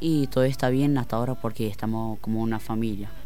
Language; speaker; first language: Spanish; non-native, learner; Arabic